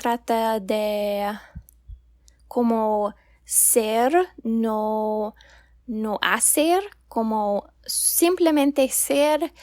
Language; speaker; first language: Spanish; non-native, learner; English